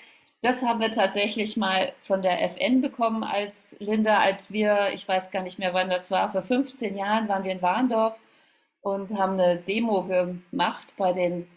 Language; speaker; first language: German; native; German